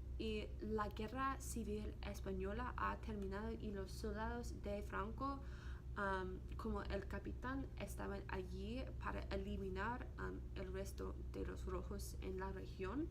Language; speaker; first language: Spanish; non-native, learner; English